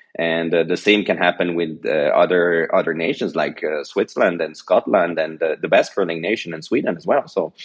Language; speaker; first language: English; non-native, fluent; French